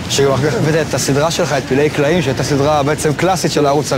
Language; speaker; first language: Hebrew; native; Hebrew